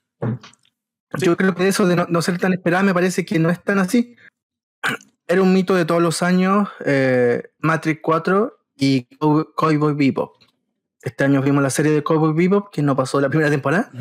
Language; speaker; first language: Spanish; native; Spanish